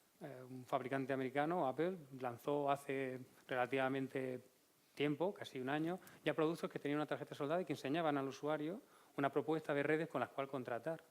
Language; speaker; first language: Spanish; native; Spanish